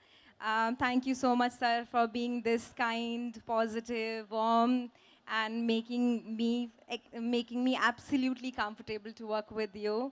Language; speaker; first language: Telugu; non-native, learner; Hindi